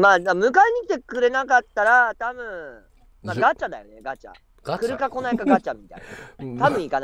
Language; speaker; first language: Japanese; native; Japanese